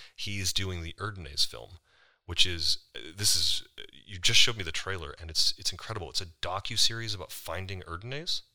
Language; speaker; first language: English; native; English